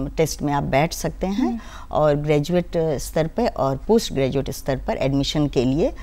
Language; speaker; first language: Hindi; native; Hindi